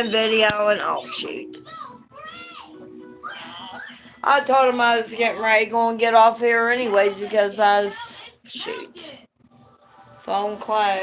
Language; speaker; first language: English; native; English